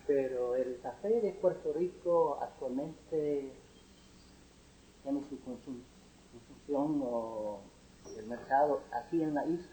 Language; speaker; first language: Spanish; non-native, fluent; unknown